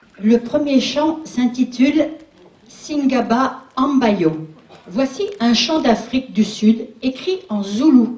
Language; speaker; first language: French; native; French